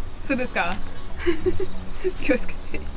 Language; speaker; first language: Japanese; non-native, learner; English